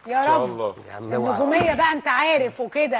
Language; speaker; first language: Arabic; native; Arabic